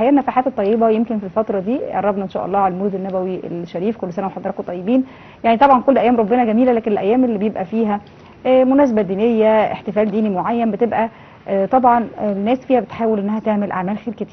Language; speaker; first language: Arabic; native; Arabic